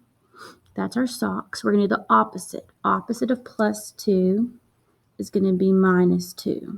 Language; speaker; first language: English; native; English